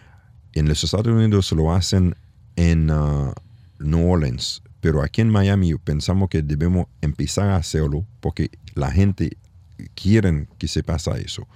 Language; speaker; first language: Spanish; non-native, learner; French